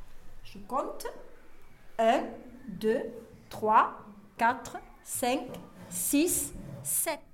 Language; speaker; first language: French; native; French